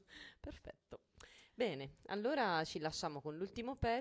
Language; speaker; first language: Italian; native; Italian